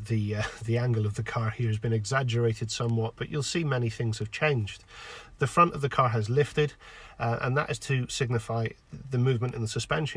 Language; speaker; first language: English; native; English